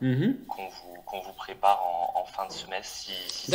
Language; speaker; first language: French; native; French